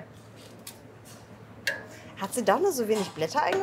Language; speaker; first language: German; native; German